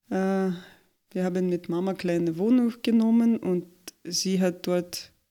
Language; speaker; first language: German; non-native, fluent; Ukrainian